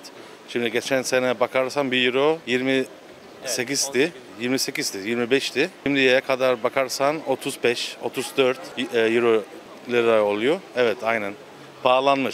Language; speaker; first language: Turkish; early bilingual, heritage; Turkish